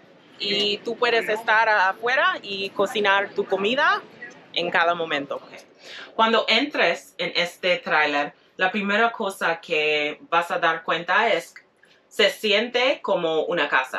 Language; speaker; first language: Spanish; non-native, fluent; English